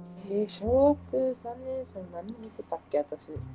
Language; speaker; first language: Japanese; early bilingual, heritage; Japanese